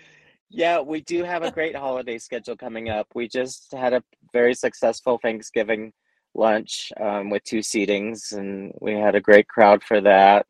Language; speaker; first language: English; native; English